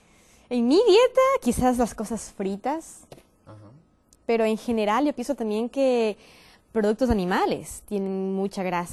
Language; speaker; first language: Spanish; native; Spanish